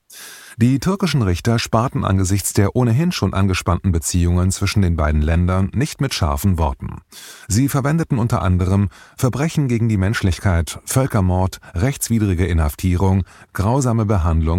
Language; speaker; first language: German; native; German